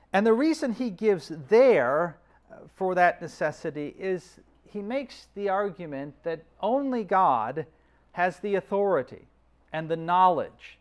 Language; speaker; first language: English; native; English